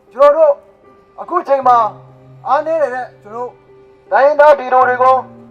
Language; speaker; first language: Burmese; non-native, local second language; Kachin